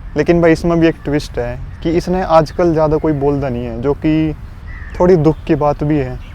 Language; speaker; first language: Hindi; native; Hindi